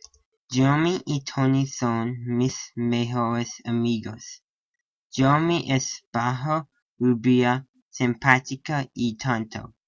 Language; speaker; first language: Spanish; non-native, learner; English